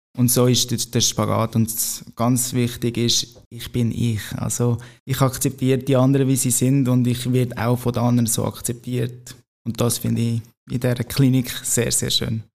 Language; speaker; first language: German; non-native, fluent; Portuguese